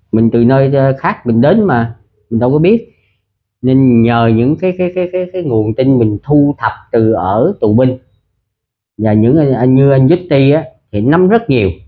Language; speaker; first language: Vietnamese; early bilingual, heritage; Vietnamese